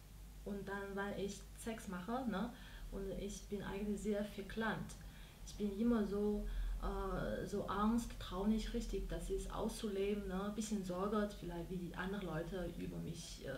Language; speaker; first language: German; non-native, fluent; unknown